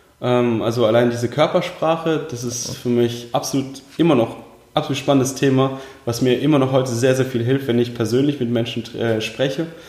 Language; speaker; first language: German; early bilingual, other home language; Russian